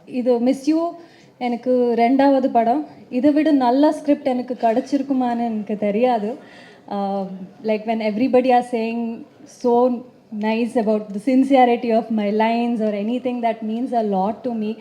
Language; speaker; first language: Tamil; non-native, learner; Kannada